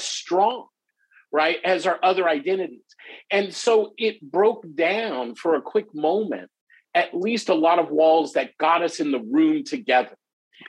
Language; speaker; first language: English; native; English